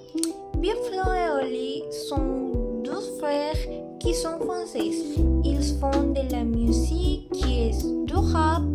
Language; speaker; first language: French; non-native, learner; Spanish